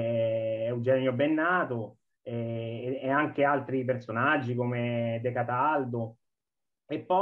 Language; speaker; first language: Italian; native; Italian